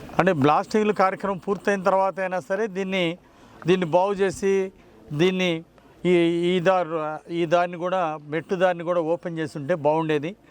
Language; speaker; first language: Telugu; native; Telugu